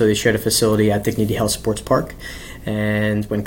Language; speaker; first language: English; native; English